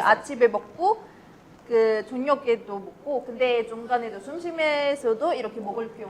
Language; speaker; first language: Korean; non-native, fluent; Arabic